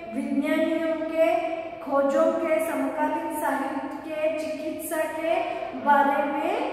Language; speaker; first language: Hindi; non-native, local second language; Kannada